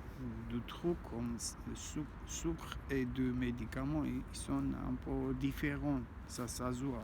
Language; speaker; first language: French; non-native, learner; Armenian